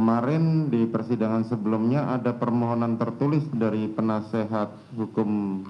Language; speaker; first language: Indonesian; native; Indonesian